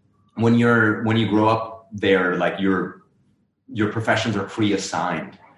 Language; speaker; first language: English; non-native, local second language; Urdu